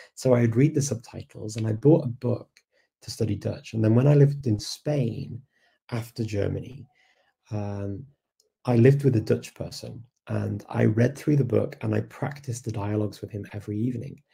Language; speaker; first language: English; native; English